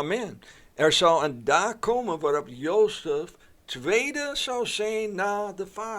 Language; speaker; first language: Dutch; non-native, fluent; English